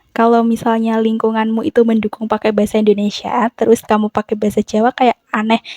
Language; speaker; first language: Indonesian; non-native, local second language; Javanese